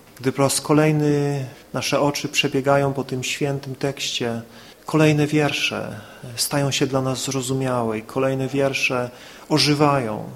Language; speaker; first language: Polish; native; Polish